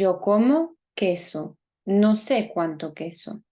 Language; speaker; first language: Spanish; non-native, fluent; French